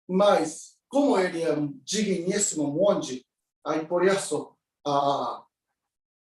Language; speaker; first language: Portuguese; non-native, learner; Japanese